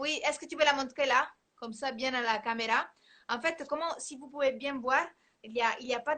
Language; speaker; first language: French; non-native, fluent; Italian